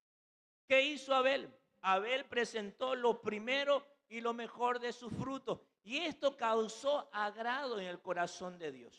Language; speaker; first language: Spanish; native; Spanish